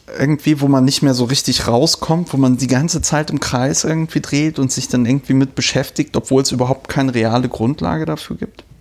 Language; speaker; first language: German; native; German